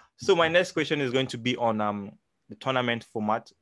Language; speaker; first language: English; non-native, local second language; Hausa